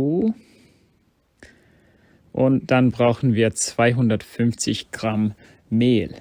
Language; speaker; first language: German; non-native, fluent; English